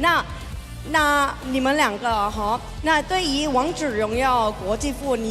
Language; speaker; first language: Chinese; early bilingual, heritage; Chinese